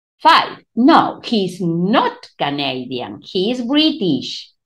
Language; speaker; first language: English; non-native, learner; Spanish